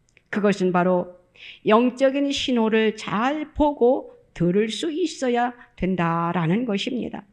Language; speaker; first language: Korean; native; Korean